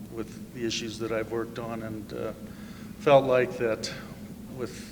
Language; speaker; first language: English; native; English